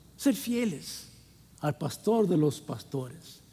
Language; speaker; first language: Spanish; non-native, fluent; English